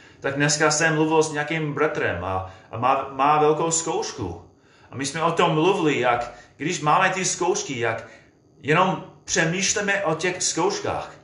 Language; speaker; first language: Czech; non-native, fluent; English